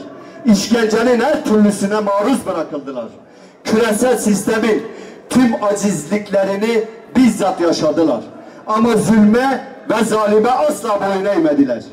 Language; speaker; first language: Turkish; native; Turkish